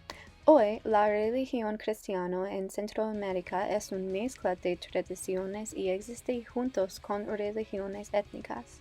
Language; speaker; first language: Spanish; non-native, learner; English